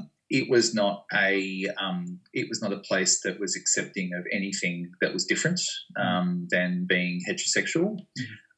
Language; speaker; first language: English; native; English